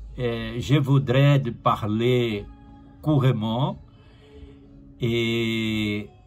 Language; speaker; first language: French; non-native, fluent; Portuguese